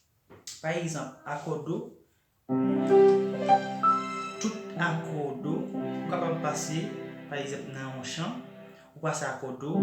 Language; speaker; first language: French; non-native, local second language; Haitian Creole